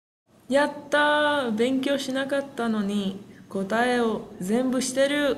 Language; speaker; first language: Japanese; non-native, learner; English